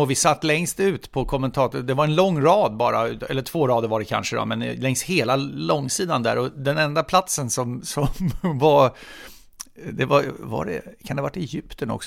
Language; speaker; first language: Swedish; native; Swedish